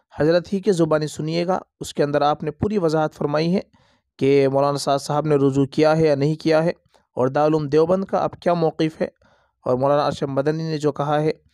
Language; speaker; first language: Urdu; native; Urdu